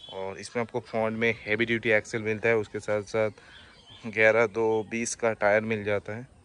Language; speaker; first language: Hindi; non-native, local second language; Bangla